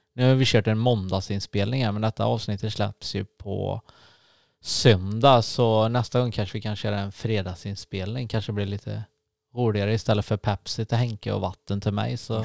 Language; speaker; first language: Swedish; native; Swedish